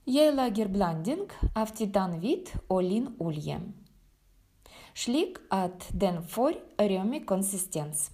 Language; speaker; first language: Norwegian; non-native, fluent; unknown